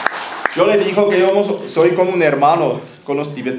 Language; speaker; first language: Spanish; non-native, learner; German